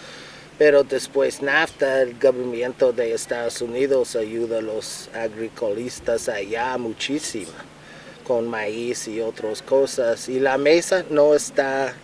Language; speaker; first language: Spanish; non-native, learner; English